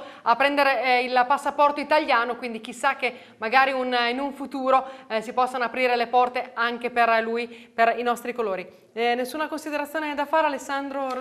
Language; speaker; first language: Italian; native; Italian